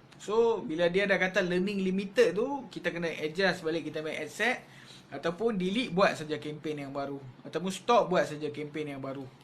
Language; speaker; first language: Malay; native; Malay